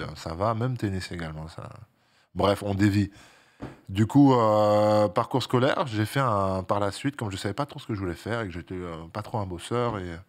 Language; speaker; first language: French; native; French